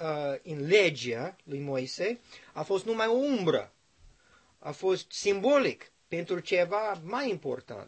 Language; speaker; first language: Romanian; non-native, learner; English